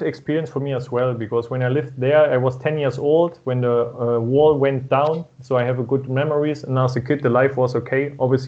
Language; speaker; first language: English; non-native, fluent; German